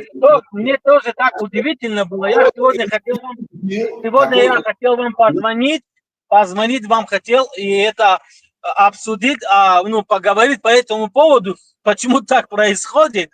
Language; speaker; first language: Russian; non-native, local second language; Tajik